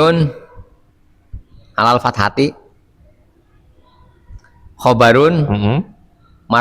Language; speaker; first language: Arabic; non-native, learner; Indonesian